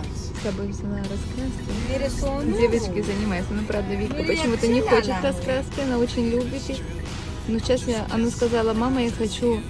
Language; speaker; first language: Russian; native; Russian